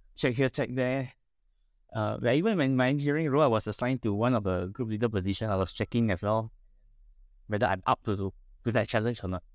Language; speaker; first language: English; non-native, local second language; Min Nan Chinese